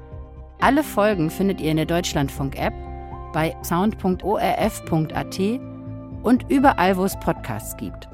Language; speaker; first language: German; native; German